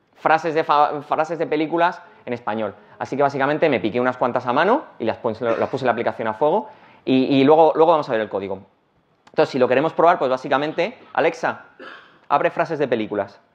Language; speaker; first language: Spanish; native; Spanish